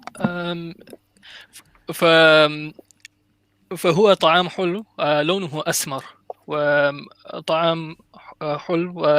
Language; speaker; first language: Arabic; non-native, learner; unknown